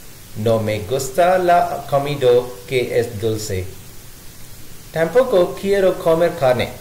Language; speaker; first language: Spanish; non-native, learner; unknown